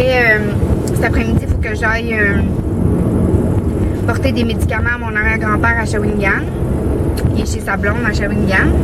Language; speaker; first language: French; native; French